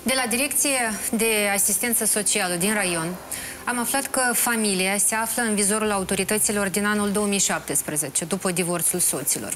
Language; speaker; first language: Romanian; native; Romanian